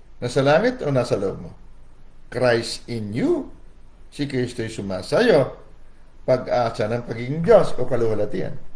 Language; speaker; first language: Filipino; non-native, local second language; Cebuano